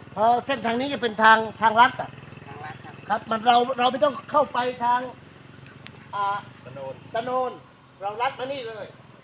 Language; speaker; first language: Thai; native; Thai